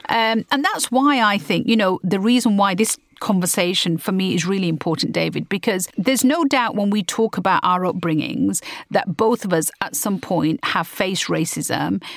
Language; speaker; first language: English; early bilingual, other home language; Punjabi